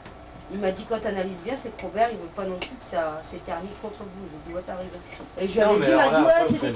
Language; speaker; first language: French; native; French